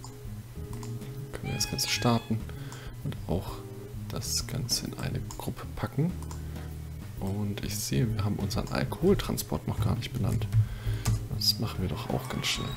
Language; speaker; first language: German; native; German